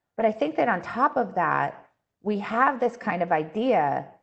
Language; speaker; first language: English; native; English